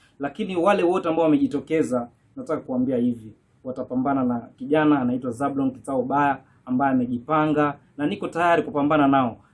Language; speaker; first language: Swahili; non-native, local second language; Giryama